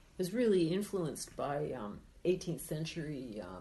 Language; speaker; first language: English; native; English